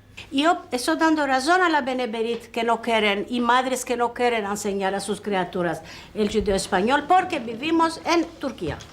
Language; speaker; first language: Spanish; early bilingual, heritage; Ladino